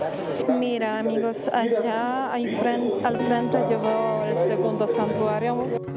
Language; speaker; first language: Spanish; non-native, fluent; Polish